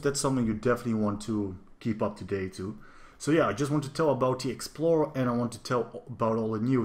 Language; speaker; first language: English; non-native, fluent; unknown